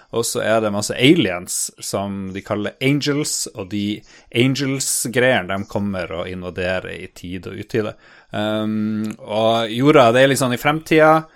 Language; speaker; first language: Norwegian; native; Norwegian